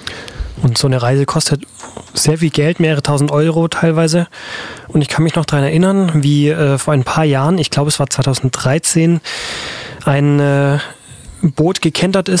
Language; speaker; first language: German; native; German